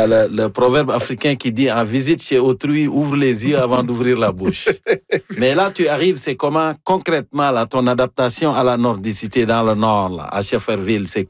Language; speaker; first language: French; native; French